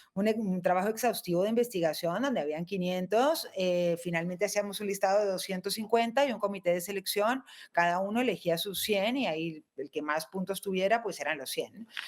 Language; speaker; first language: Spanish; native; Spanish